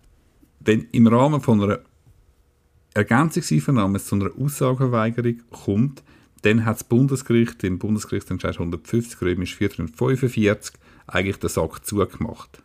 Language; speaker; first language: German; native; German